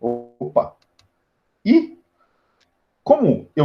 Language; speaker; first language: Portuguese; native; Portuguese